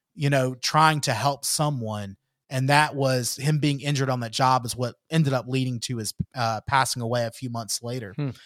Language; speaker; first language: English; native; English